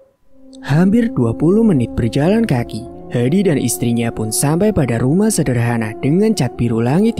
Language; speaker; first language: Indonesian; native; Indonesian